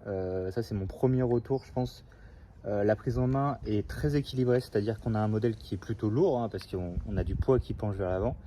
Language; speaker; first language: French; native; French